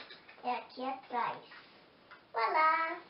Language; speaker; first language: Portuguese; early bilingual, heritage; Portuguese